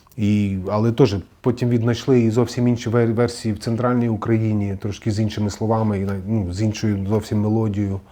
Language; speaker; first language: Ukrainian; native; Ukrainian